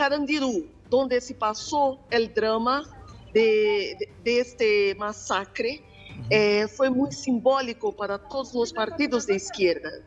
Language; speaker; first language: Spanish; non-native, fluent; Portuguese